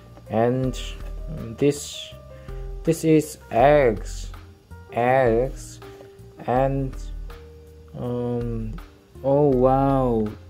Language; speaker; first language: English; non-native, learner; Korean